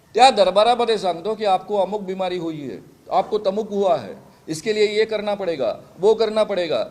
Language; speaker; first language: Hindi; non-native, local second language; Marathi